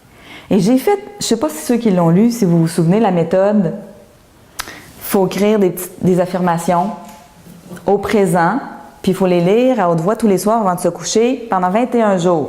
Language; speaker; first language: French; native; French